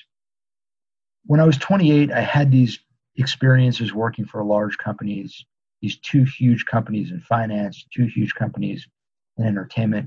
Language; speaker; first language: English; native; English